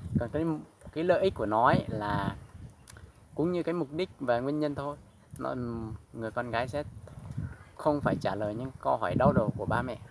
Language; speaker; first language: Vietnamese; non-native, local second language; Hmong